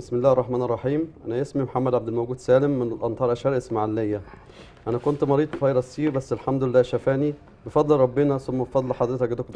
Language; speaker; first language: Arabic; native; Arabic